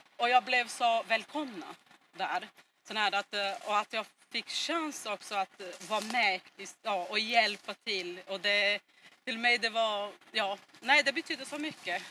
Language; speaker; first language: Swedish; non-native, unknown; Portuguese